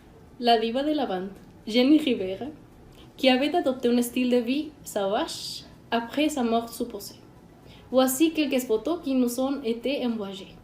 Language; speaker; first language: French; non-native, learner; Spanish